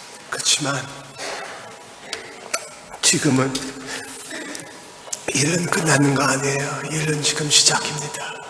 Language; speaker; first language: Korean; early bilingual, heritage; Korean